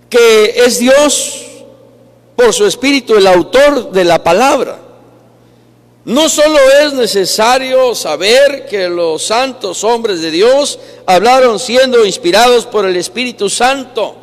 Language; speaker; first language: Spanish; native; Spanish